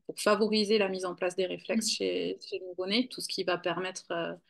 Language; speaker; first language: French; native; French